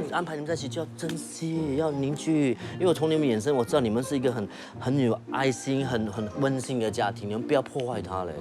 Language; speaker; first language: Chinese; native; Chinese